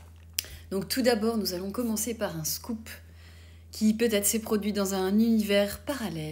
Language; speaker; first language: French; native; French